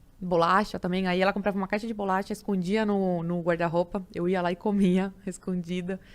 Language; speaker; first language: Portuguese; non-native, fluent; Spanish